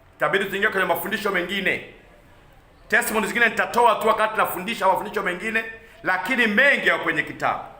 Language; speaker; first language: Swahili; non-native, local second language; Kikuyu